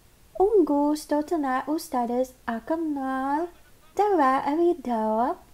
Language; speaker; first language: Spanish; non-native, learner; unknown